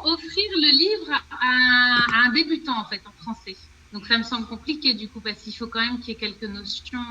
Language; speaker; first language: French; native; French